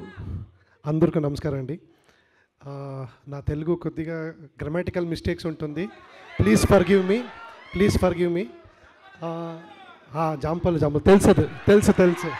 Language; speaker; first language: Telugu; non-native, learner; Kannada